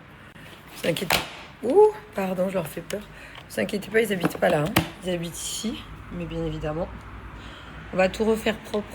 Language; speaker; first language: French; native; French